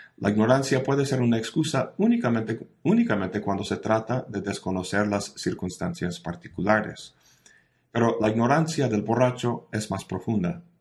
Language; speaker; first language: Spanish; non-native, fluent; English